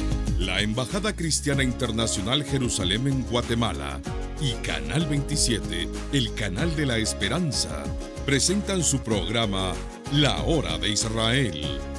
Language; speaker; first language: Spanish; native; Spanish